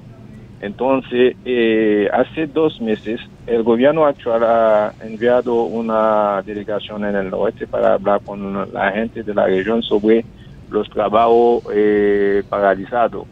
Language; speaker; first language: Spanish; non-native, fluent; Haitian Creole